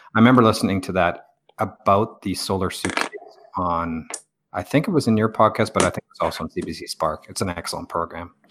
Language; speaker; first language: English; native; English